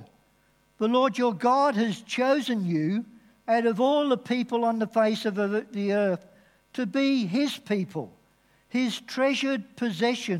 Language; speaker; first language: English; native; English